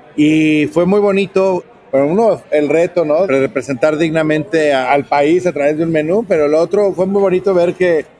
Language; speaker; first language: Spanish; native; Spanish